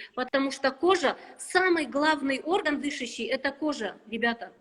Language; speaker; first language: Russian; non-native, local second language; Kazakh